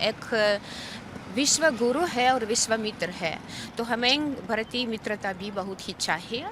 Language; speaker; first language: Hindi; non-native, fluent; Ukrainian